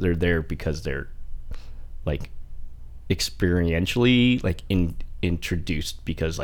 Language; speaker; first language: English; early bilingual, other home language; Vietnamese